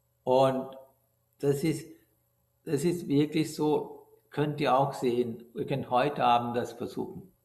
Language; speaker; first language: German; non-native, learner; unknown